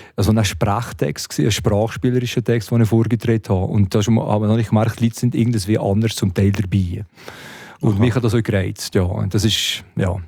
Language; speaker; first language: German; native; German